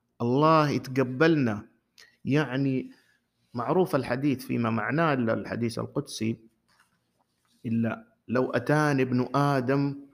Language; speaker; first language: Arabic; native; Arabic